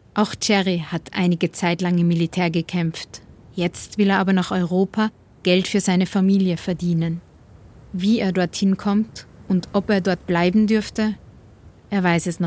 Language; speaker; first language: German; native; German